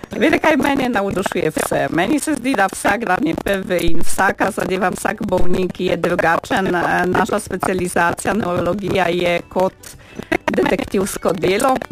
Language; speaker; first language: Slovenian; non-native, fluent; Polish